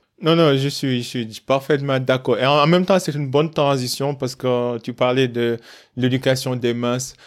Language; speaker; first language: French; non-native, local second language; Wolof